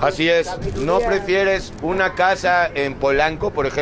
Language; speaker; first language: Spanish; native; Spanish